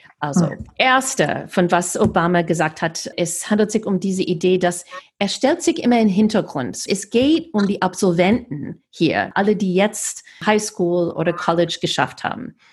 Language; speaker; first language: German; non-native, fluent; English